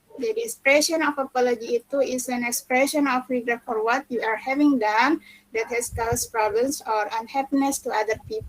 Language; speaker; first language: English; non-native, fluent; Indonesian